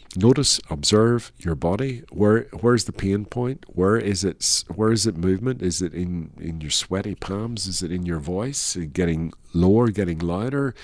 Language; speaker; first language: English; native; English